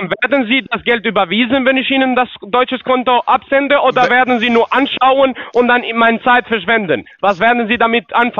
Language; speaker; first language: German; non-native, learner; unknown